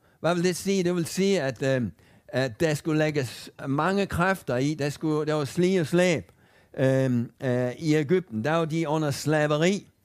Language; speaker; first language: Danish; native; Danish